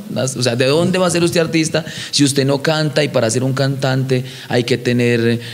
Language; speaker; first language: Spanish; native; Spanish